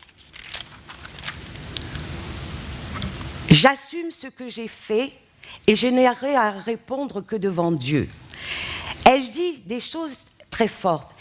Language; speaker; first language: French; non-native, local second language; Arabic